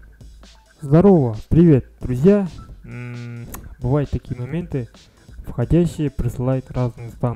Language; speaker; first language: Russian; non-native, fluent; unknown